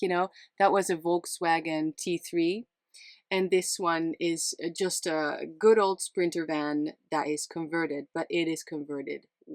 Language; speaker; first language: English; non-native, fluent; Dutch